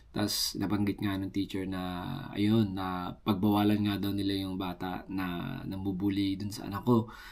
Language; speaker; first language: Filipino; native; Filipino